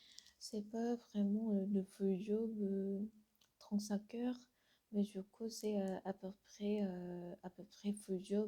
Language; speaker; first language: French; non-native, learner; Korean